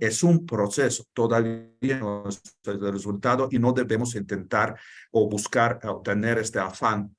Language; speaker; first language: Spanish; non-native, fluent; Russian